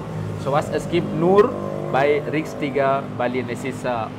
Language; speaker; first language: German; non-native, fluent; Balinese